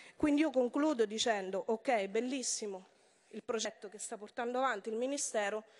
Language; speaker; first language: Italian; native; Italian